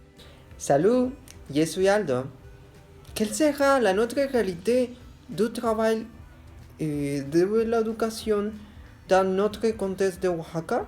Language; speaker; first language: French; non-native, learner; Spanish